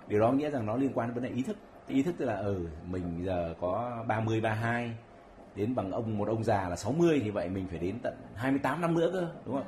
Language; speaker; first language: Vietnamese; native; Vietnamese